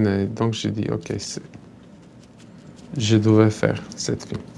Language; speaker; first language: French; non-native, fluent; Bulgarian